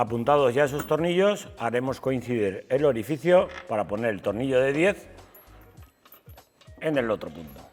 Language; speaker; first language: Spanish; native; Spanish